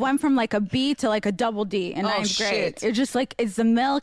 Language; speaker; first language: English; non-native, fluent; Hebrew